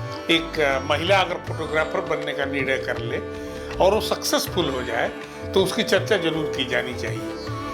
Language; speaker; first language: Hindi; native; Hindi